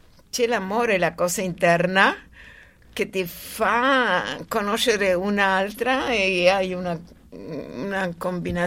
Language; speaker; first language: Italian; non-native, fluent; Spanish